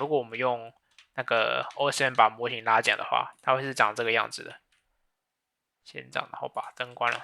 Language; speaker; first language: Chinese; native; Chinese